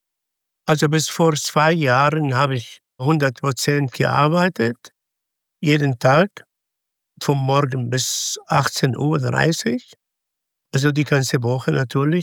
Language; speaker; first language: German; non-native, fluent; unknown